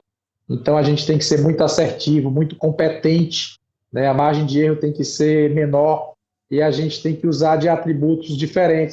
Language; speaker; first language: Portuguese; native; Portuguese